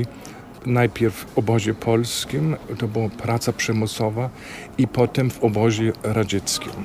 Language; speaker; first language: Polish; non-native, fluent; German